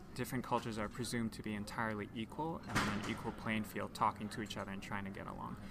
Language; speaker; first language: English; non-native, local second language; Cantonese